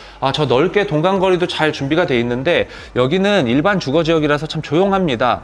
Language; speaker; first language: Korean; native; Korean